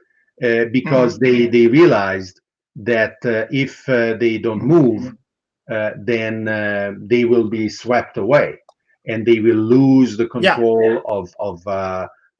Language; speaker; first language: English; non-native, fluent; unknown